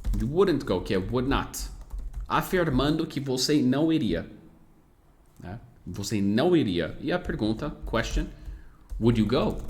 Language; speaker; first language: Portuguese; non-native, fluent; English